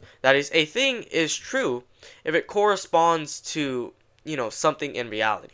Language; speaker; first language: English; native; English